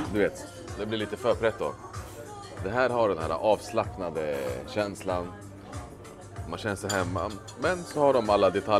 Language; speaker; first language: Swedish; native; Swedish